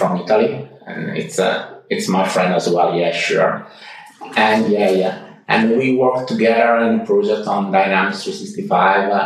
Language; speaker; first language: English; non-native, fluent; Italian